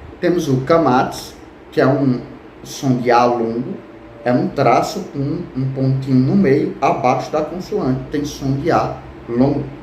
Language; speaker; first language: Portuguese; native; Portuguese